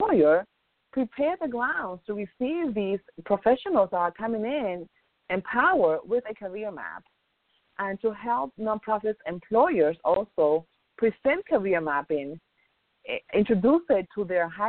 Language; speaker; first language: English; non-native, fluent; Spanish